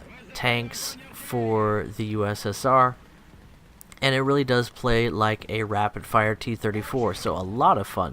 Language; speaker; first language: English; native; English